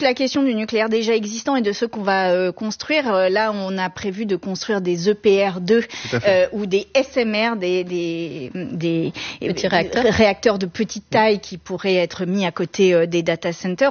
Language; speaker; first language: French; native; French